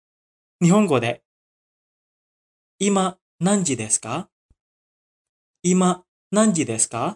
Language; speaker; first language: Japanese; non-native, fluent; Indonesian